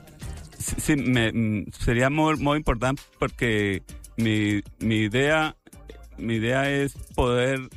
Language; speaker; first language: Catalan; non-native, learner; Spanish